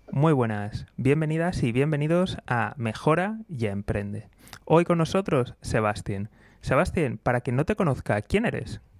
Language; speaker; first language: Spanish; native; Spanish